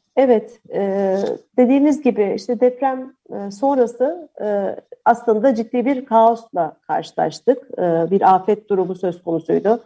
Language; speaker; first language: Turkish; native; Turkish